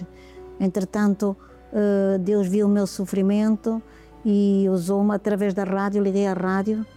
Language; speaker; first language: Portuguese; native; Portuguese